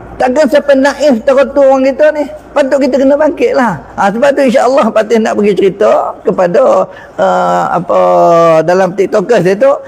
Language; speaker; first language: Malay; native; Malay